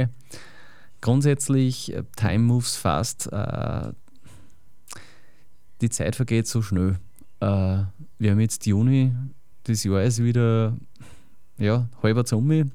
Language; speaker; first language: German; native; German